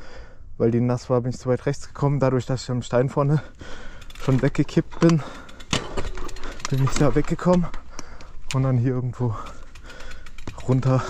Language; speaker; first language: German; native; German